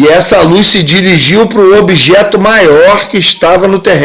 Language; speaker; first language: Portuguese; native; Portuguese